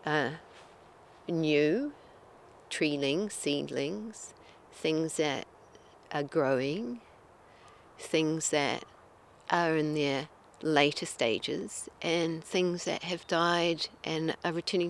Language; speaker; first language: English; native; English